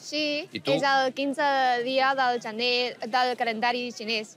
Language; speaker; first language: Catalan; non-native, learner; Chinese